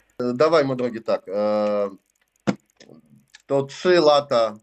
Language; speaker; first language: Polish; non-native, learner; Russian